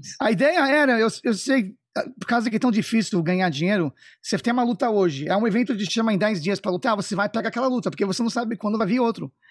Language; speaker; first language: Portuguese; non-native, fluent; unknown